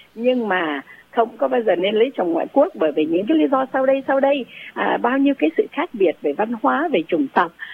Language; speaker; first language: Vietnamese; native; Vietnamese